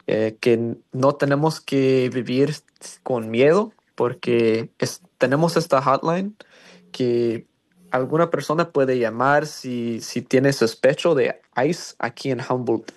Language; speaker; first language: Spanish; non-native, learner; English